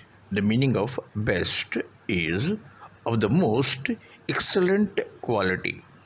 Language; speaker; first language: English; non-native, local second language; Telugu